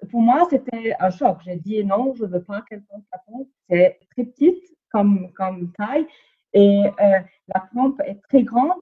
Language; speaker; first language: French; non-native, fluent; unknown